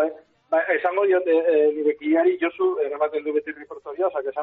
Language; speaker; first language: Basque; native; Basque